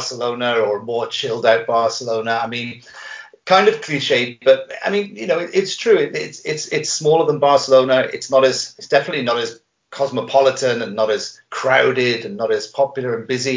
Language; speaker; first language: English; native; English